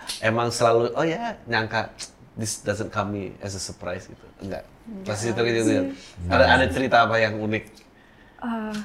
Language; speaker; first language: Indonesian; native; Indonesian